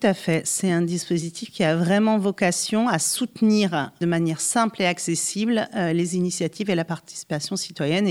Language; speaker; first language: French; native; French